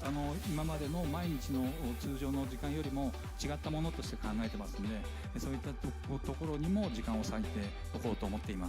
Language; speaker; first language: Japanese; native; Japanese